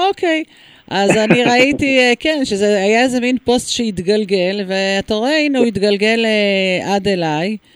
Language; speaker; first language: Hebrew; native; Hebrew